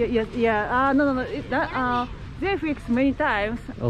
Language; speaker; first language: English; non-native, learner; Japanese